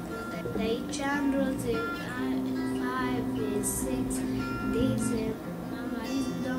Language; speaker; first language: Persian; early bilingual, heritage; Persian